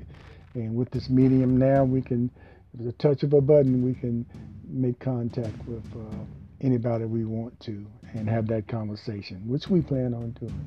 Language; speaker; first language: English; native; English